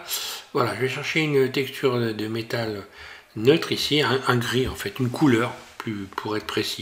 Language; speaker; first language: French; native; French